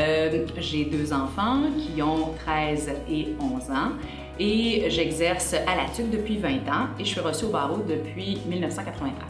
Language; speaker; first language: French; native; French